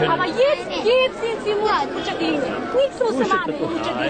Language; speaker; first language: German; non-native, learner; Croatian